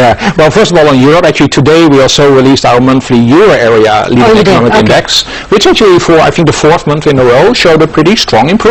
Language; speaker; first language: English; non-native, fluent; Dutch